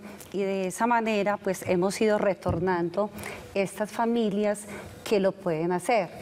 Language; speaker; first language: Spanish; native; Spanish